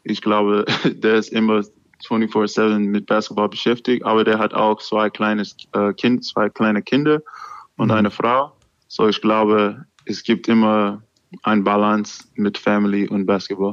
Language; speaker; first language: German; non-native, learner; English